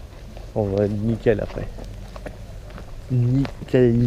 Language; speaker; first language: French; native; French